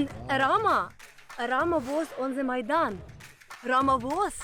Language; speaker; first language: English; non-native, learner; Ukrainian